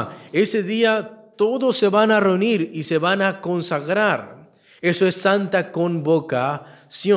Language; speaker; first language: Spanish; native; Spanish